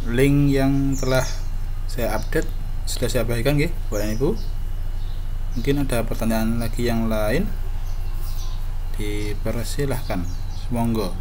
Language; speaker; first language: Indonesian; native; Indonesian